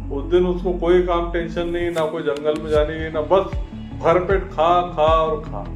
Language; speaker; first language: Hindi; non-native, local second language; Marathi